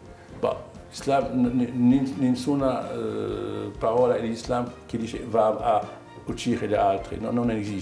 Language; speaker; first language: Italian; non-native, learner; Arabic